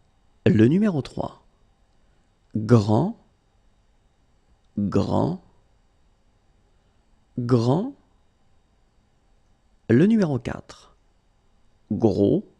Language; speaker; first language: French; native; French